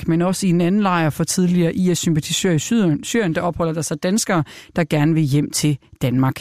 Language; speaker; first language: Danish; native; Danish